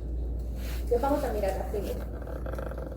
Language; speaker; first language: Spanish; native; Spanish